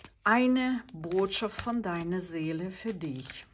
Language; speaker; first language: German; non-native, fluent; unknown